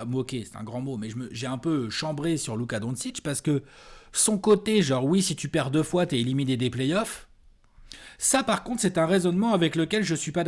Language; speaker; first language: French; native; French